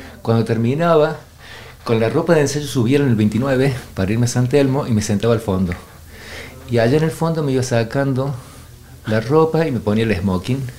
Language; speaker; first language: Spanish; native; Spanish